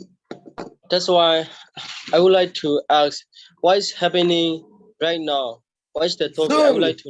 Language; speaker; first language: English; non-native, learner; Burmese